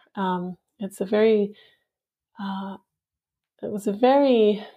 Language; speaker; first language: English; native; English